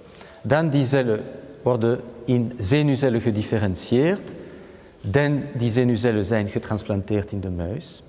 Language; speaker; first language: Dutch; non-native, local second language; French